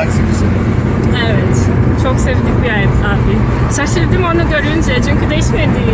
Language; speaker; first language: Turkish; non-native, fluent; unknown